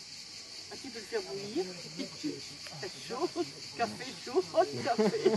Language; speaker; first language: French; native; French